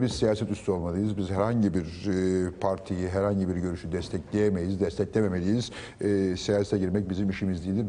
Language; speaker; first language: Turkish; native; Turkish